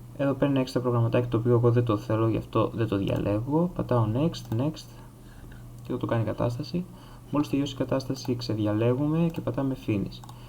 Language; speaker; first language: Greek; native; Greek